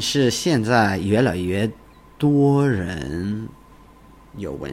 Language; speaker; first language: Chinese; non-native, learner; English